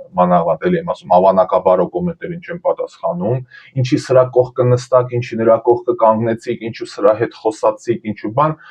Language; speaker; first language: Armenian; early bilingual, heritage; Armenian